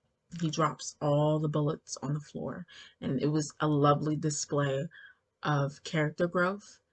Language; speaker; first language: English; native; English